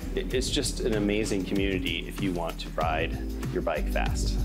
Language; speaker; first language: English; native; English